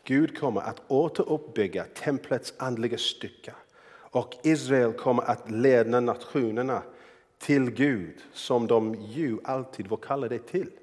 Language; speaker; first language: Swedish; non-native, fluent; English